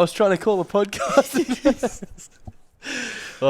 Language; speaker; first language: English; native; English